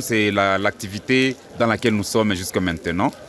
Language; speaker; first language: French; non-native, local second language; Swahili